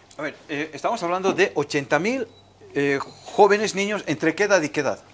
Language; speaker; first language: Spanish; native; Spanish